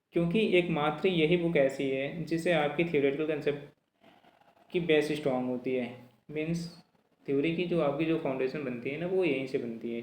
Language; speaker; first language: Hindi; native; Hindi